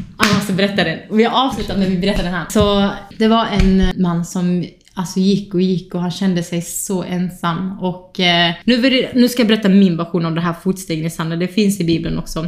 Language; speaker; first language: Swedish; early bilingual, other home language; Kurdish